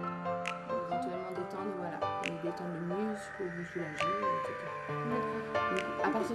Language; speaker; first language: French; native; French